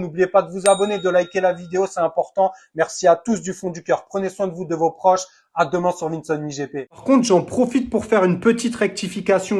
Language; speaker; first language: French; native; French